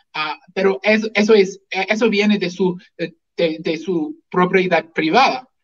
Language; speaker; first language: Spanish; non-native, fluent; English